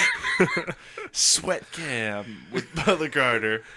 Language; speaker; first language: English; native; English